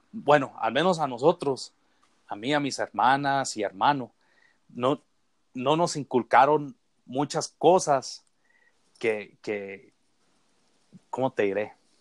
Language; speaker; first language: Spanish; early bilingual, heritage; Spanish